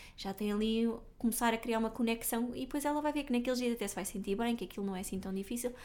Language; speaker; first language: Portuguese; native; Portuguese